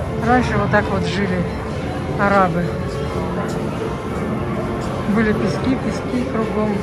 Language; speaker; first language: Russian; native; Russian